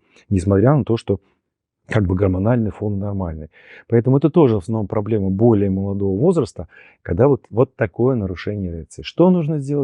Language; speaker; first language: Russian; native; Russian